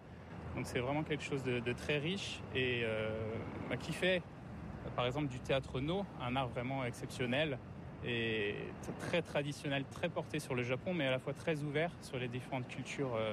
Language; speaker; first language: French; native; French